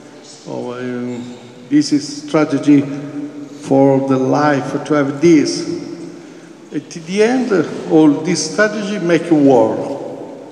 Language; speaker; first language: English; non-native, fluent; Italian